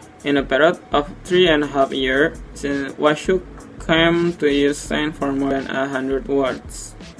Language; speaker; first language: English; non-native, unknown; Indonesian